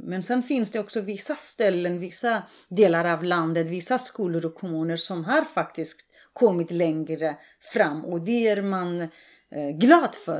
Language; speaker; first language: Swedish; non-native, fluent; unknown